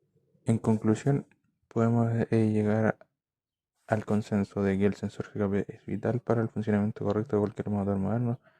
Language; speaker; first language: Spanish; native; Spanish